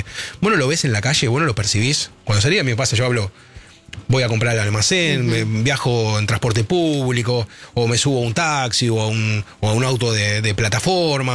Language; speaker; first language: Spanish; native; Spanish